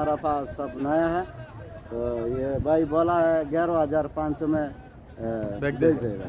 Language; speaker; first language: Hindi; non-native, learner; Bangla